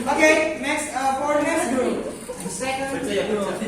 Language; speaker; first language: English; non-native, fluent; Indonesian